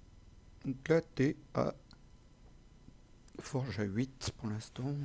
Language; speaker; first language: French; native; French